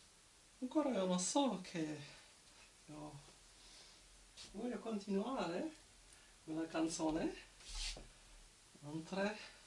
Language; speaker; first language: Italian; non-native, learner; French